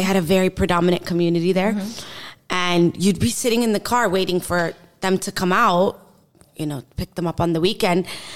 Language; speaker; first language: English; native; English